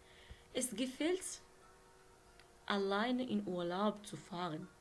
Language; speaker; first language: German; non-native, learner; Arabic